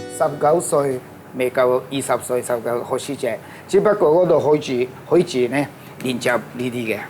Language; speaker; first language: Cantonese; non-native, fluent; Japanese